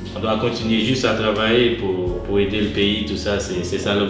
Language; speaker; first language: French; non-native, local second language; Haitian Creole